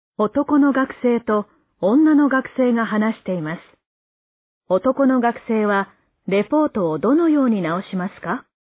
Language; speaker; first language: Japanese; native; Japanese